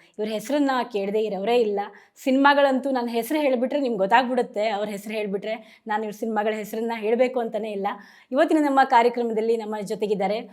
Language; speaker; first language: Kannada; native; Kannada